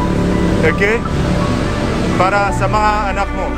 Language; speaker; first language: Filipino; non-native, learner; Arabic